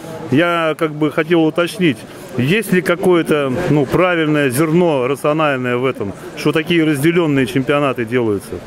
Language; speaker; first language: Russian; native; Russian